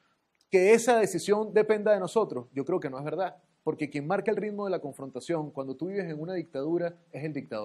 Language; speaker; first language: Spanish; native; Spanish